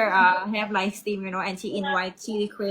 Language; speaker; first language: English; non-native, learner; Thai